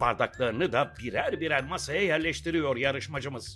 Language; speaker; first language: Turkish; native; Turkish